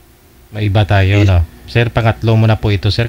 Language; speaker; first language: Filipino; native; Filipino